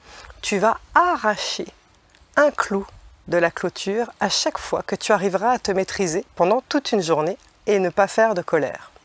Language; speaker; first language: French; native; French